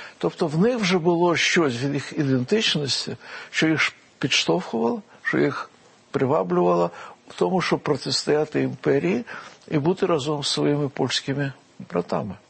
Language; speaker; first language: Ukrainian; non-native, local second language; Russian